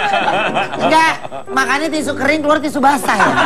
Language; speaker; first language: Indonesian; native; Indonesian